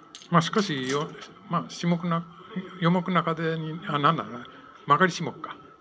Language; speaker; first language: Japanese; non-native, fluent; English